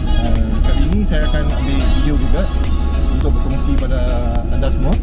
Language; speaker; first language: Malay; non-native, local second language; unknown